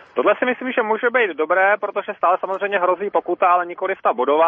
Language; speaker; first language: Czech; native; Czech